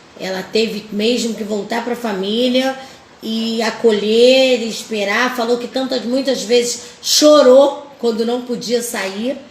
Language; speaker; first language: Portuguese; native; Portuguese